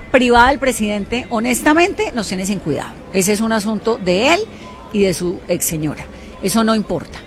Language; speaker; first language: Spanish; native; Spanish